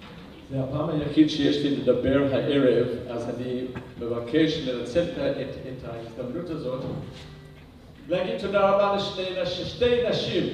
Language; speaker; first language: Hebrew; non-native, fluent; English